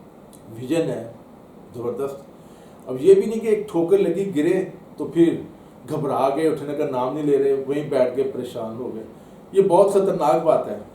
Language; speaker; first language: Urdu; native; Urdu